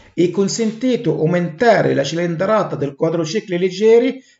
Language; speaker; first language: Italian; non-native, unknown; Arabic